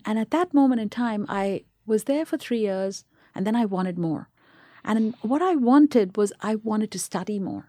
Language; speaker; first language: English; non-native, local second language; Tamil